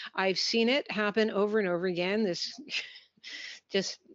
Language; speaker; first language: English; native; English